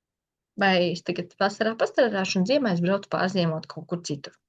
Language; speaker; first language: Latvian; native; Latvian